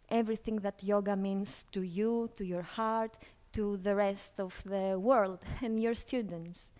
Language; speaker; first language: English; non-native, fluent; Greek